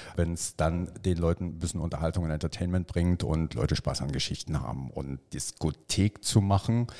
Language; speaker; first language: German; native; German